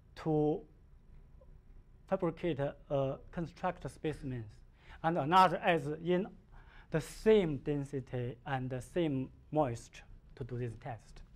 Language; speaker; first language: English; non-native, learner; Chinese